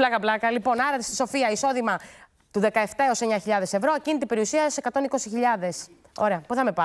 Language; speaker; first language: Greek; native; Greek